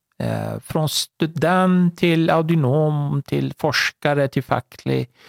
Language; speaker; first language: Swedish; non-native, fluent; Persian